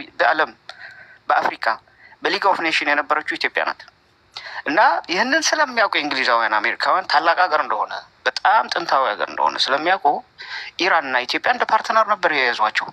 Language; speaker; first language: Amharic; non-native, local second language; Tigrinya